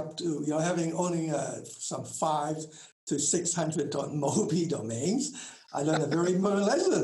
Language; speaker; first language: English; non-native, local second language; Cantonese